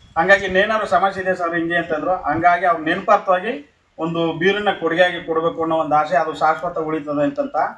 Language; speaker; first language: Kannada; native; Kannada